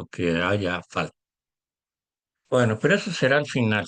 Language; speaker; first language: Spanish; native; Spanish